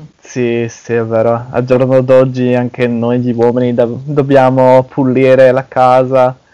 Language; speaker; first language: Italian; non-native, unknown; English